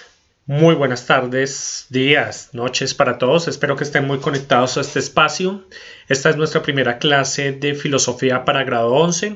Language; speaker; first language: Spanish; native; Spanish